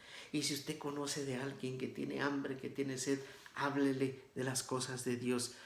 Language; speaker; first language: Spanish; native; Spanish